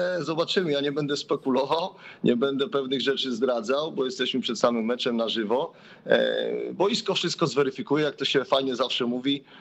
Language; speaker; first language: Polish; native; Polish